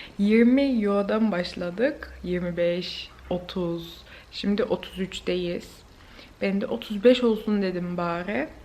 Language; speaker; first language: Turkish; early bilingual, heritage; Turkish